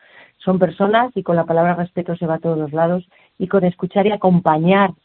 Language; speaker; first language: Spanish; native; Spanish